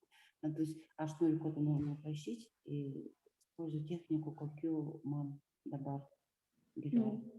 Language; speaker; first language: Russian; non-native, learner; Lithuanian